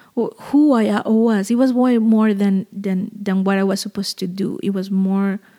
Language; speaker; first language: English; non-native, fluent; Spanish